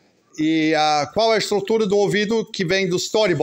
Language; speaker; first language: Portuguese; non-native, fluent; English